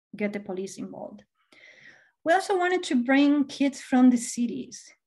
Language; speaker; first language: English; non-native, fluent; Spanish